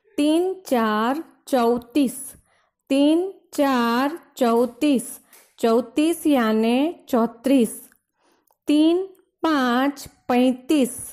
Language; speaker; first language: Hindi; non-native, local second language; Gujarati